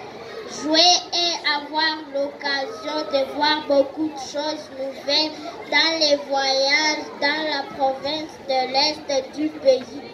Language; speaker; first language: French; non-native, learner; Kinyarwanda